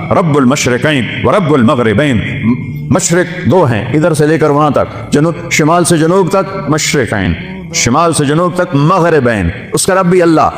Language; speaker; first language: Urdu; non-native, local second language; Punjabi